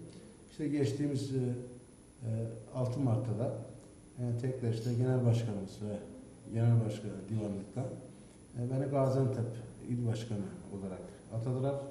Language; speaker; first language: Turkish; native; Turkish